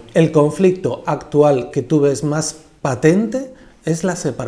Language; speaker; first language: Spanish; native; Spanish